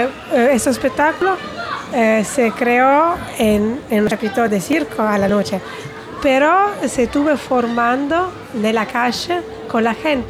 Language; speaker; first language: Spanish; non-native, fluent; Italian